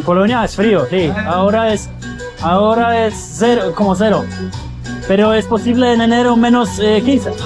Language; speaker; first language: Spanish; non-native, learner; Polish